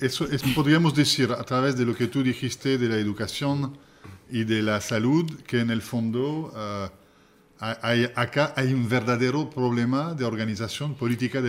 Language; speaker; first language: Spanish; native; Spanish